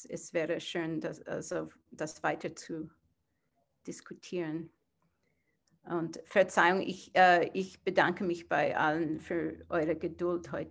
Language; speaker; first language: German; non-native, fluent; English